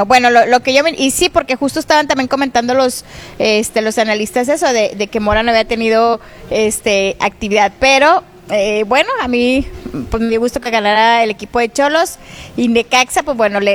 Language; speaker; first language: Spanish; native; Spanish